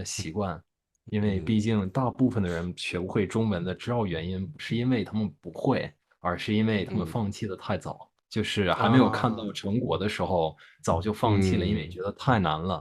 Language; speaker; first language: Chinese; non-native, fluent; English